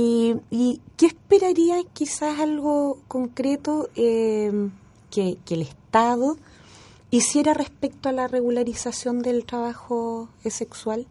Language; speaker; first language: Spanish; native; Spanish